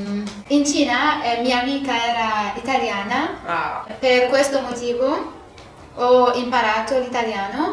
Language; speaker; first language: Italian; non-native, learner; Persian